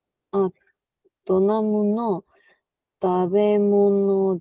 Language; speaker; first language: Japanese; non-native, learner; Spanish